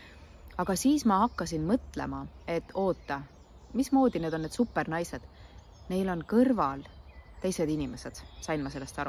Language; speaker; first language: Estonian; native; Estonian